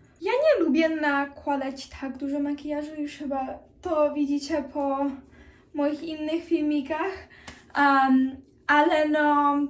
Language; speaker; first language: Polish; early bilingual, heritage; Polish